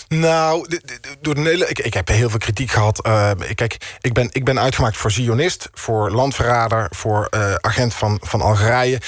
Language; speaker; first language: Dutch; native; Dutch